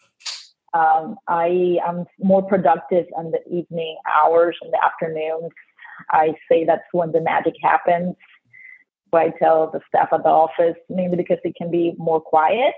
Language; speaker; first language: English; non-native, fluent; Spanish